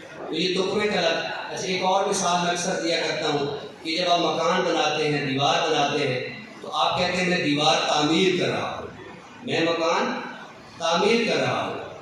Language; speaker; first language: Urdu; non-native, local second language; Saraiki